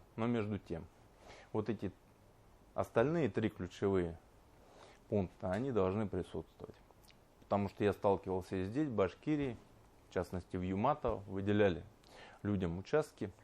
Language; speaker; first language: Russian; native; Russian